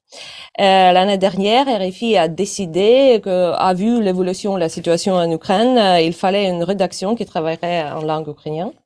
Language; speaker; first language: French; non-native, fluent; Ukrainian